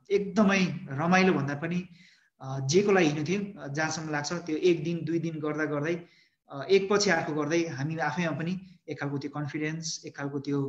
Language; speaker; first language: Nepali; native; Nepali